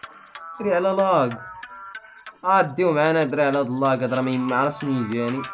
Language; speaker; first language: Arabic; native; Arabic